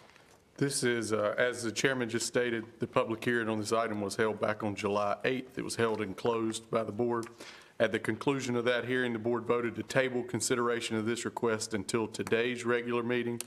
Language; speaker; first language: English; native; English